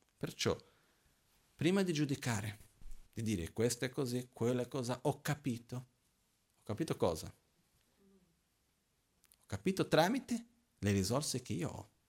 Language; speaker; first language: Italian; non-native, fluent; Portuguese